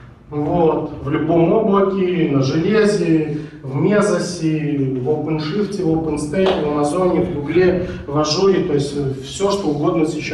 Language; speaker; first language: Russian; native; Russian